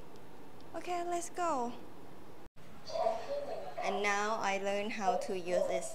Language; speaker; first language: English; non-native, learner; Thai